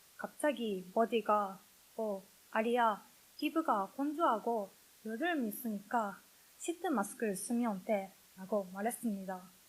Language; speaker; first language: Korean; non-native, learner; Japanese